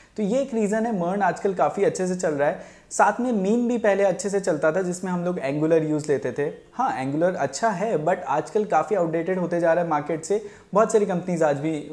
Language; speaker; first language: Hindi; native; Hindi